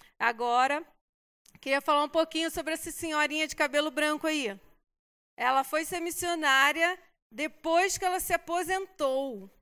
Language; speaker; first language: Portuguese; native; Portuguese